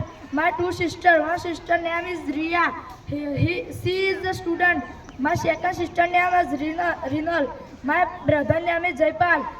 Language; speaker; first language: English; non-native, learner; Gujarati